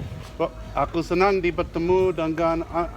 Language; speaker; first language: Indonesian; non-native, learner; English